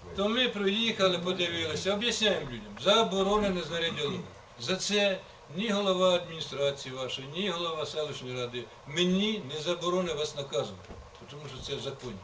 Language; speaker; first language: Ukrainian; native; Ukrainian